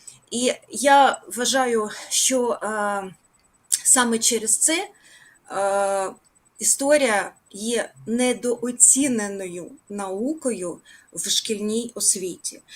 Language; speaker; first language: Ukrainian; native; Ukrainian